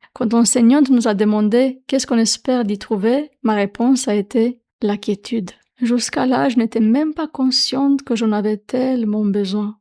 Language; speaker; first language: French; non-native, fluent; Romanian